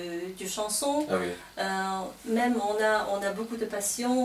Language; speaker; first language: French; non-native, fluent; Kazakh